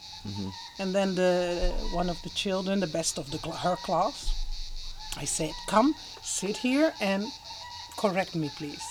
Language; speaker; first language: English; non-native, fluent; Dutch